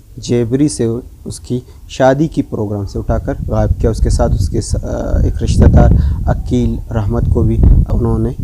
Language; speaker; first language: Urdu; non-native, local second language; Baluchi